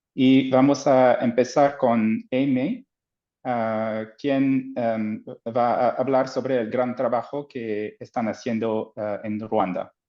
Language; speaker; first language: Spanish; non-native, fluent; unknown